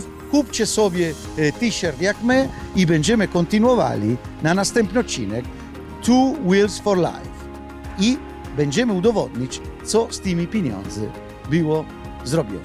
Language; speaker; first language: Polish; non-native, learner; Italian